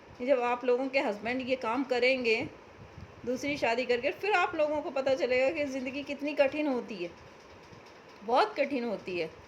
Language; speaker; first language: Urdu; native; Urdu